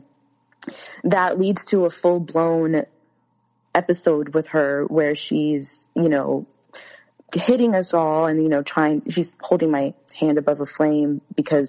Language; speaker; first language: English; native; English